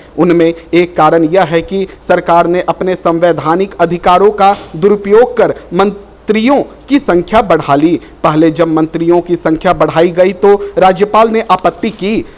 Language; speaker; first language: Hindi; native; Hindi